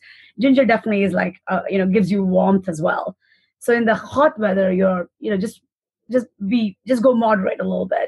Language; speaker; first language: English; non-native, local second language; Hindi